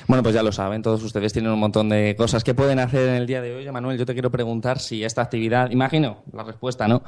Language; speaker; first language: Spanish; native; Spanish